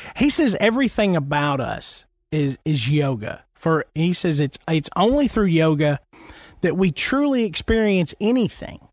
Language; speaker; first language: English; native; English